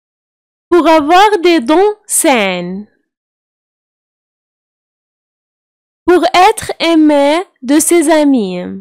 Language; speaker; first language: French; non-native, fluent; Arabic